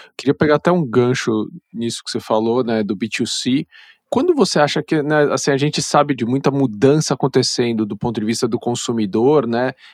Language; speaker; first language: Portuguese; native; Portuguese